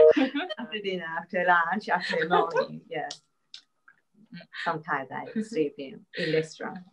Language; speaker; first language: English; non-native, learner; Japanese